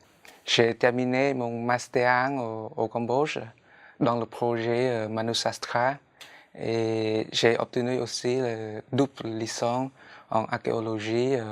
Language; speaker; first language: French; non-native, fluent; Khmer